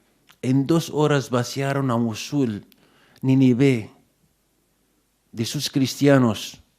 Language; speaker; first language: Spanish; non-native, fluent; Arabic